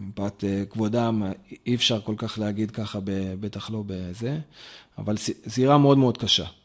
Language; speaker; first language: Hebrew; native; Hebrew